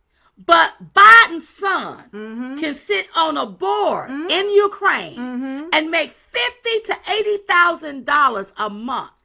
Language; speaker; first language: English; native; English